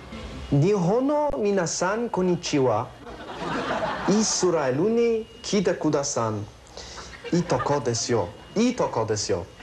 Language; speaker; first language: Japanese; native; Japanese